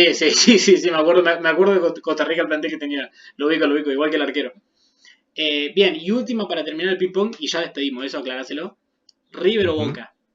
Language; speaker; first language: Spanish; native; Spanish